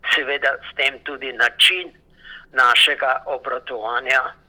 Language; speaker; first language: Slovenian; native; Slovenian